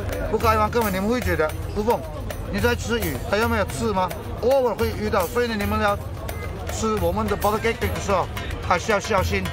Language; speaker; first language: Chinese; non-native, fluent; Turkish